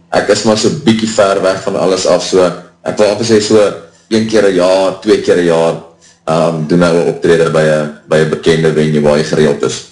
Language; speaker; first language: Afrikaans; native; Afrikaans